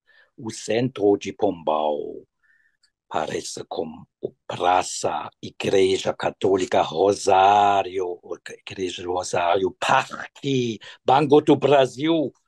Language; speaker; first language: Portuguese; non-native, fluent; German